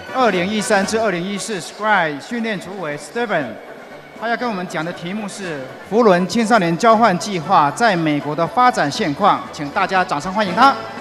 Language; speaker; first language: Chinese; native; Chinese